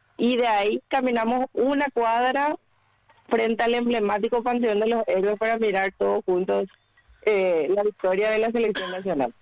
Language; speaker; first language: Spanish; native; Spanish